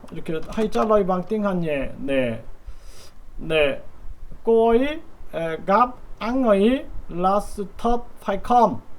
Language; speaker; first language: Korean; native; Korean